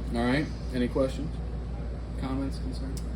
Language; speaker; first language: English; native; English